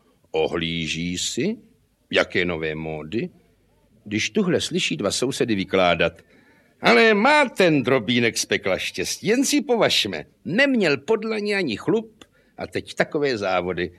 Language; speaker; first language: Czech; native; Czech